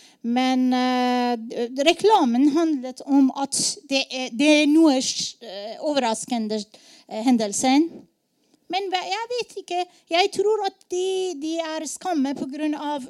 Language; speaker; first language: Norwegian; non-native, learner; Persian